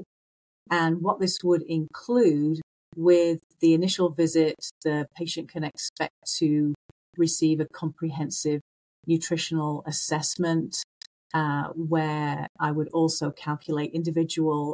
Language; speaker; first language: English; native; English